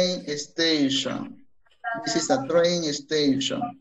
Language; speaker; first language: English; non-native, fluent; Spanish